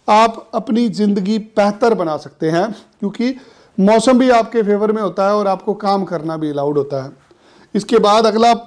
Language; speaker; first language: Hindi; non-native, local second language; Punjabi